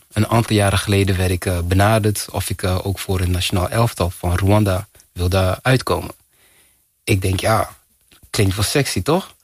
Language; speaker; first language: Dutch; early bilingual, other home language; Kinyarwanda